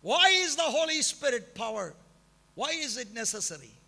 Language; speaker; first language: English; non-native, local second language; Malayalam